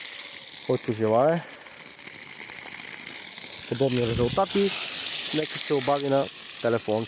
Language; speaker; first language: Bulgarian; native; Bulgarian